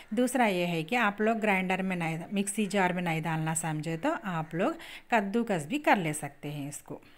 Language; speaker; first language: Hindi; native; Hindi